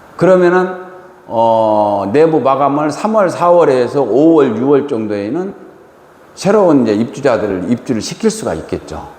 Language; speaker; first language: Korean; native; Korean